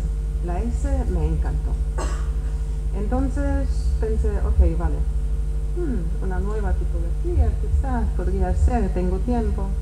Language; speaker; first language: Spanish; non-native, fluent; Czech